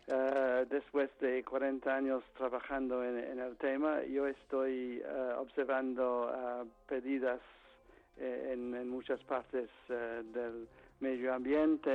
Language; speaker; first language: Spanish; non-native, fluent; English